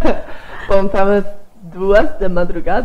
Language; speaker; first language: Portuguese; non-native, fluent; English